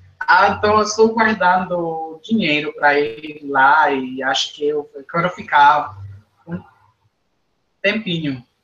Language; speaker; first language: Portuguese; non-native, fluent; Spanish